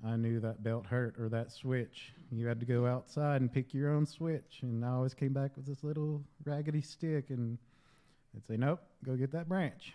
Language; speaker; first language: English; native; English